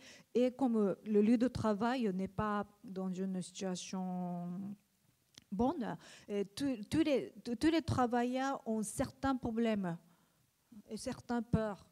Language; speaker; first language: French; non-native, learner; Japanese